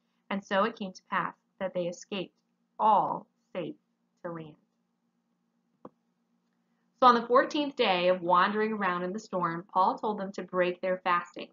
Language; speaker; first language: English; native; English